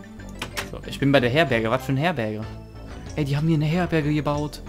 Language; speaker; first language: German; native; German